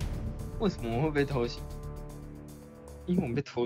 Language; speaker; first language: Chinese; native; Chinese